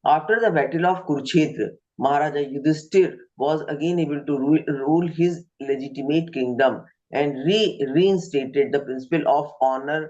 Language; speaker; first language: English; non-native, local second language; Hindi